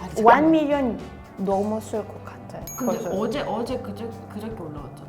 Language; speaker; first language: Korean; non-native, learner; Hebrew